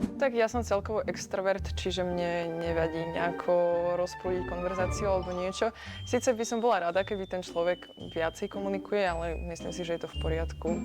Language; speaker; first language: Slovak; early bilingual, other home language; Ukrainian